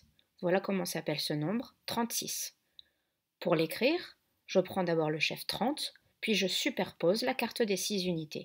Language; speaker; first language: French; native; French